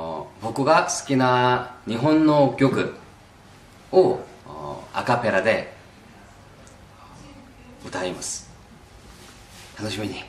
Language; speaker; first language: Japanese; non-native, learner; Korean